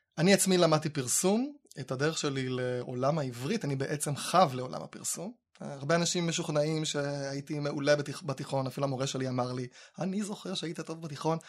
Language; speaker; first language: Hebrew; native; Hebrew